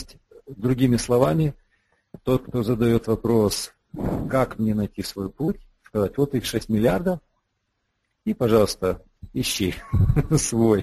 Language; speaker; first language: Russian; native; Russian